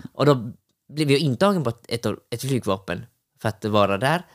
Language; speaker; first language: Swedish; early bilingual, other home language; Finnish